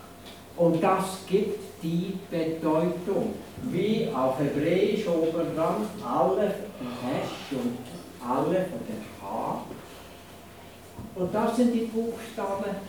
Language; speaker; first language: German; non-native, fluent; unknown